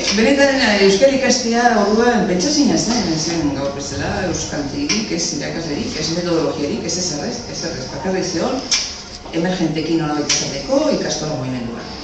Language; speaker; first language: Basque; non-native, local second language; Spanish